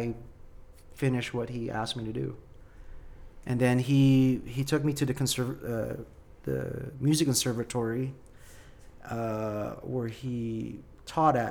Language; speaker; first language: English; non-native, local second language; Filipino